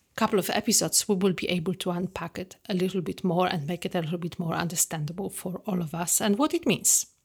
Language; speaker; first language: English; non-native, fluent; Polish